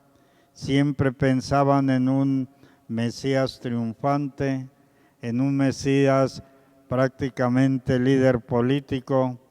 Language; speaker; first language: Spanish; native; Spanish